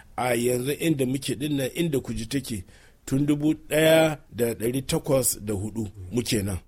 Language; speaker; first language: Hausa; non-native, local second language; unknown